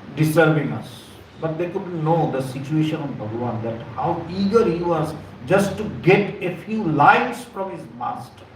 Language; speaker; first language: English; non-native, local second language; Bangla